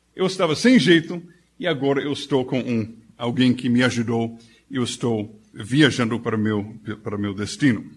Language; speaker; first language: Portuguese; non-native, fluent; English